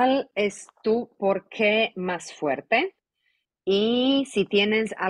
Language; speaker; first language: Spanish; non-native, fluent; Slovak